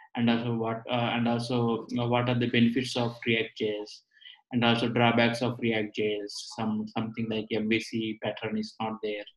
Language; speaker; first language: English; non-native, local second language; Telugu